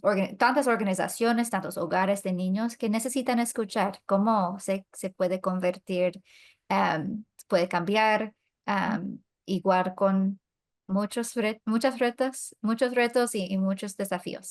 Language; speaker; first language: Spanish; non-native, fluent; English